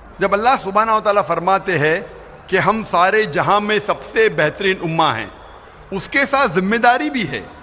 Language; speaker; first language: Urdu; non-native, local second language; Konkani